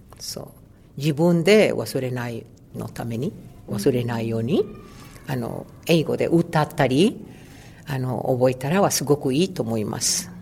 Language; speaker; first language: Japanese; non-native, learner; Spanish